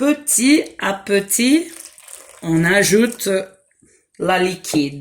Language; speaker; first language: French; non-native, fluent; English